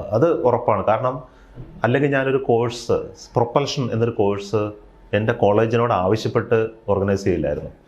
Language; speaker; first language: Malayalam; native; Malayalam